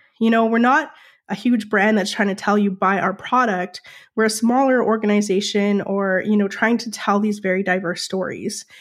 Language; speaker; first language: English; native; English